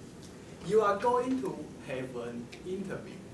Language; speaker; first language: English; non-native, learner; Chinese